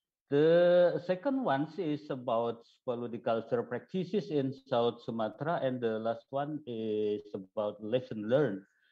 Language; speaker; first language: English; non-native, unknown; Indonesian